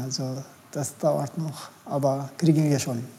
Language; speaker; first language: German; non-native, fluent; Turkish